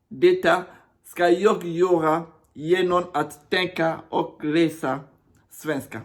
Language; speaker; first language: Swedish; non-native, learner; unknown